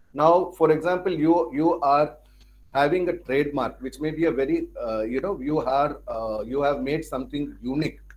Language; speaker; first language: English; non-native, local second language; Tamil